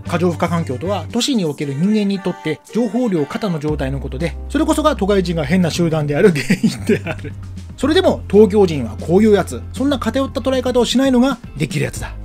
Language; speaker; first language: Japanese; native; Japanese